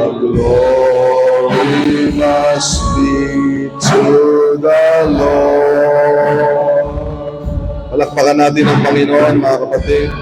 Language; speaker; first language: Filipino; native; Filipino